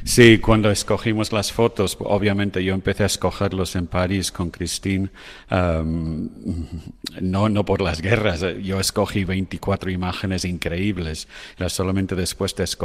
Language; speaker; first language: Spanish; non-native, fluent; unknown